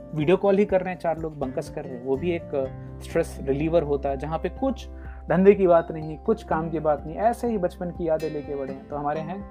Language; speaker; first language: Hindi; native; Hindi